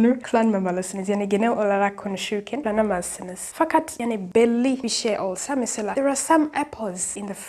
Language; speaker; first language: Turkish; non-native, learner; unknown